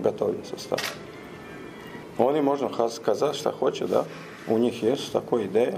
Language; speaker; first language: Russian; non-native, learner; Croatian